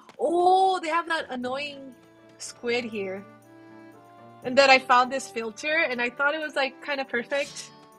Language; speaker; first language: English; non-native, fluent; Korean